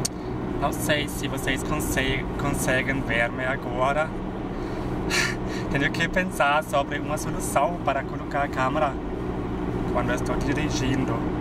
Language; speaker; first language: Portuguese; non-native, fluent; German